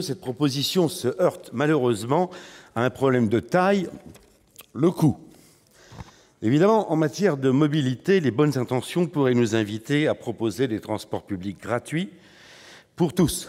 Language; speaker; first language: French; native; French